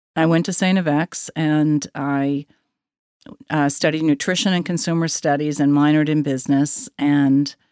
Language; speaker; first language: English; native; English